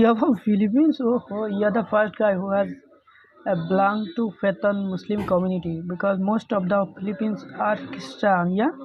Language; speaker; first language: English; non-native, learner; Bangla